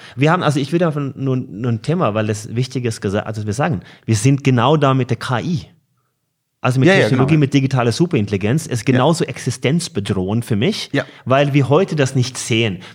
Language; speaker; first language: German; non-native, fluent; Norwegian